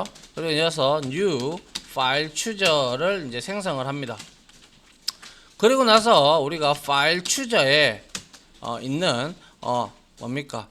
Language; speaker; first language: Korean; native; Korean